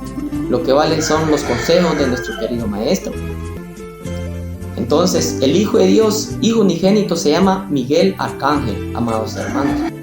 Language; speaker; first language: Spanish; native; Spanish